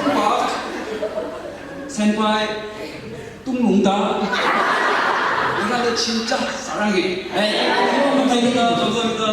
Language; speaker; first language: Korean; non-native, learner; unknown